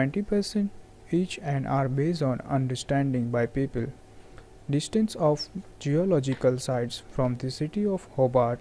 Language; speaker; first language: English; non-native, fluent; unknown